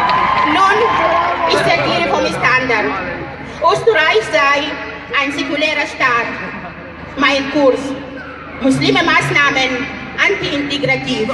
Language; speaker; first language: German; non-native, fluent; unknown